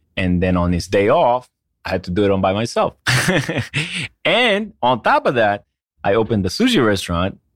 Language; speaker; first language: English; non-native, fluent; Hebrew